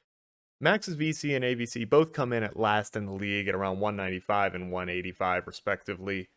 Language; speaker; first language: English; native; English